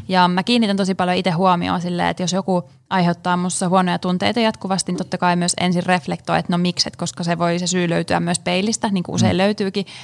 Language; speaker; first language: Finnish; native; Finnish